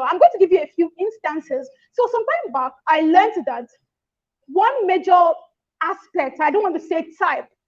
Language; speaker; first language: English; non-native, local second language; Yoruba